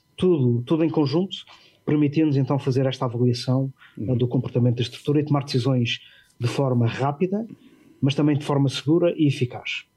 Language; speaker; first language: Portuguese; native; Portuguese